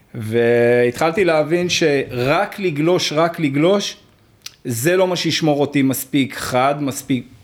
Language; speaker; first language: Hebrew; early bilingual, other home language; Arabic